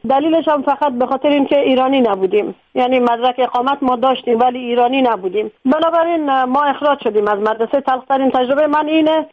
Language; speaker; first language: Persian; native; Persian